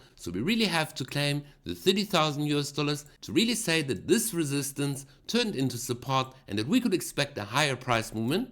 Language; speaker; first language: English; non-native, fluent; German